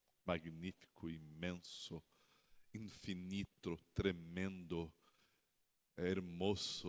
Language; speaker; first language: Spanish; non-native, learner; Portuguese